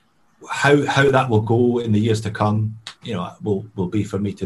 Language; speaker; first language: English; native; English